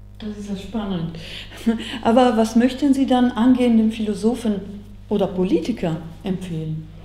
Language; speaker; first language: German; non-native, fluent; Italian